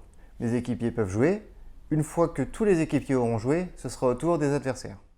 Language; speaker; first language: French; native; French